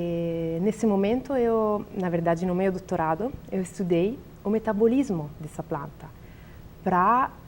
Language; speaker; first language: Portuguese; non-native, learner; Italian